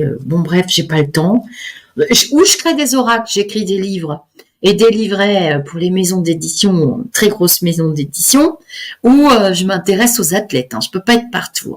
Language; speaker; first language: French; native; French